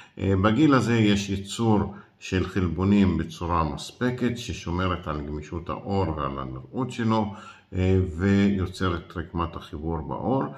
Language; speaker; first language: Hebrew; non-native, local second language; Arabic